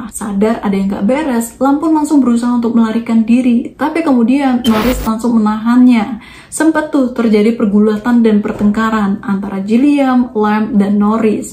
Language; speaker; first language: Indonesian; native; Indonesian